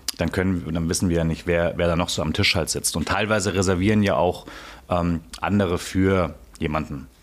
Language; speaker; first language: German; native; German